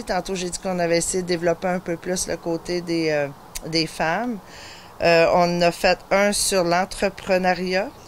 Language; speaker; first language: French; native; French